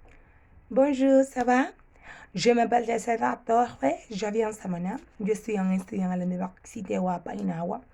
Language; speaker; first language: French; non-native, learner; Spanish